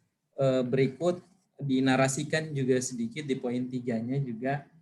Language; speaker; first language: Indonesian; native; Indonesian